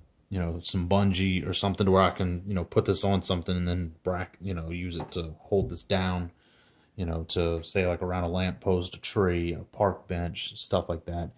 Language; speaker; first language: English; native; English